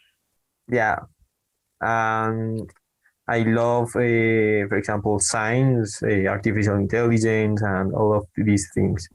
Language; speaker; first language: English; non-native, learner; Spanish